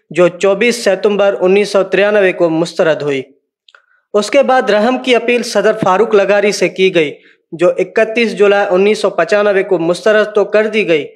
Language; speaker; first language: Urdu; non-native, local second language; Sindhi